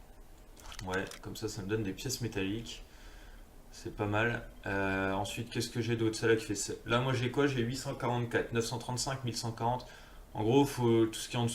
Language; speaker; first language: French; native; French